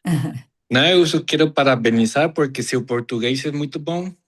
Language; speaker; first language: Portuguese; non-native, fluent; Spanish